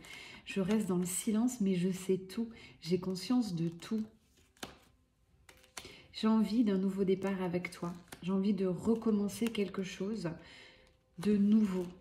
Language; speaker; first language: French; native; French